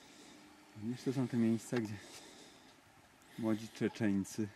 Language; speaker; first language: Polish; native; Polish